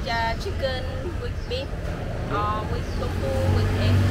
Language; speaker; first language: English; non-native, learner; Vietnamese